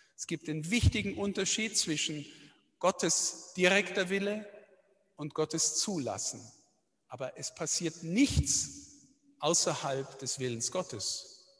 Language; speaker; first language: German; native; German